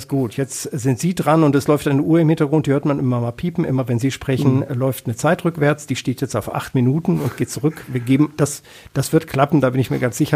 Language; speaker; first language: German; native; German